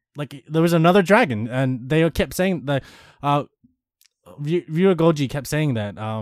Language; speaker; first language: English; native; English